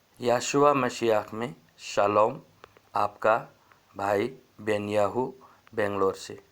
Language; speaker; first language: Hindi; native; Hindi